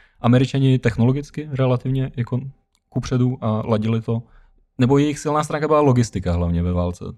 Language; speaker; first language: Czech; early bilingual, other home language; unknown